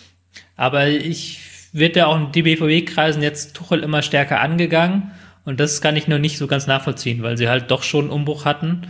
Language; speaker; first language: German; native; German